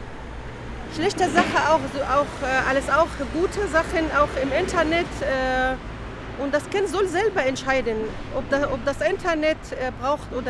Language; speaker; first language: German; non-native, fluent; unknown